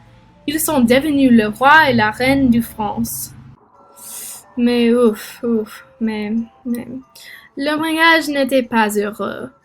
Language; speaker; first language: French; non-native, learner; English